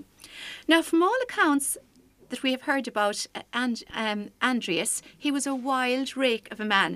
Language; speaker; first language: English; non-native, local second language; Irish